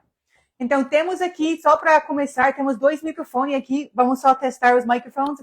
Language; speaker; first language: Portuguese; non-native, fluent; English